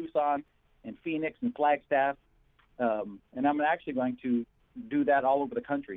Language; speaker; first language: English; native; English